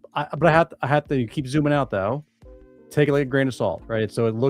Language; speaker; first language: English; native; English